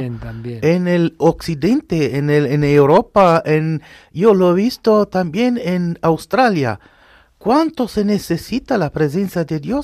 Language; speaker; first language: Spanish; non-native, fluent; Arabic